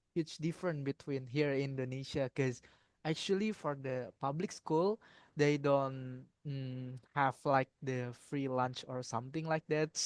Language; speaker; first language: English; non-native, learner; Indonesian